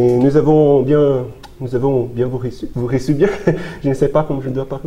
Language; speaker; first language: French; non-native, learner; Portuguese